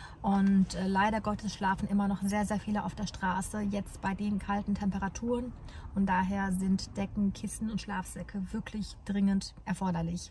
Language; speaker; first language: German; native; German